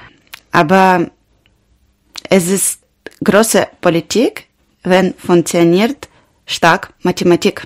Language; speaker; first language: German; non-native, learner; Ukrainian